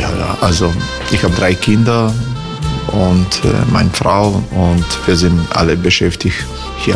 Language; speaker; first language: German; non-native, fluent; Croatian